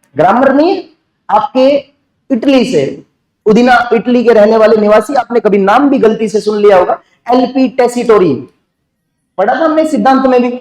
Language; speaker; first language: Hindi; native; Hindi